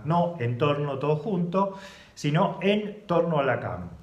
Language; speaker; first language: Spanish; native; Spanish